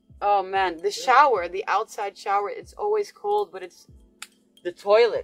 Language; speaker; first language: English; non-native, fluent; Dutch